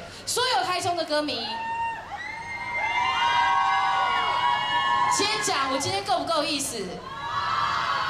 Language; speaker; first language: Chinese; native; Chinese